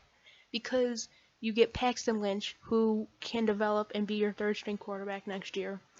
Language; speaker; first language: English; native; English